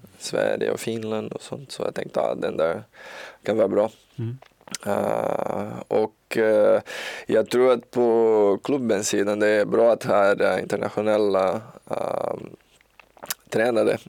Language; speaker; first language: Swedish; non-native, learner; Portuguese